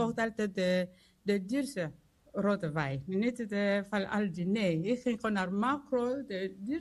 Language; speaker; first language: Dutch; non-native, learner; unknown